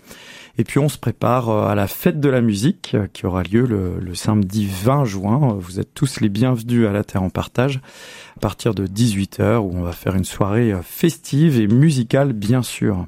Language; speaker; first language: French; native; French